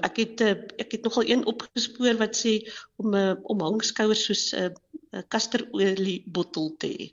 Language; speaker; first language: Afrikaans; native; Afrikaans